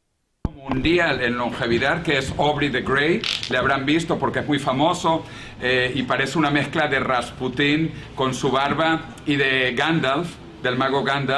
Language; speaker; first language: Spanish; native; Spanish